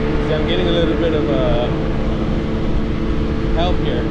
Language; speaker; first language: English; early bilingual, other home language; Spanish